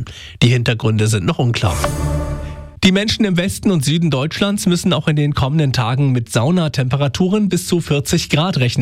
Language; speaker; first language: German; native; German